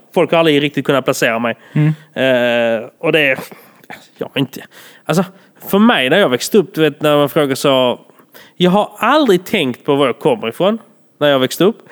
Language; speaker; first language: Swedish; early bilingual, other home language; Polish